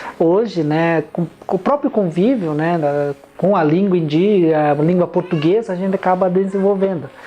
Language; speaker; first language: Portuguese; non-native, local second language; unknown